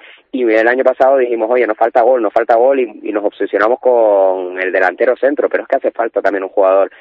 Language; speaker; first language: Spanish; native; Spanish